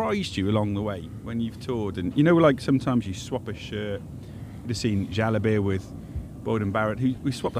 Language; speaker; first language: English; native; English